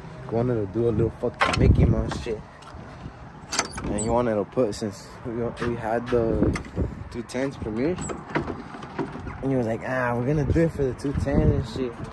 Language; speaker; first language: English; early bilingual, other home language; Spanish